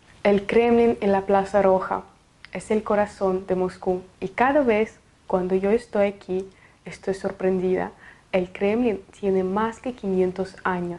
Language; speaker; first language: Spanish; non-native, fluent; Russian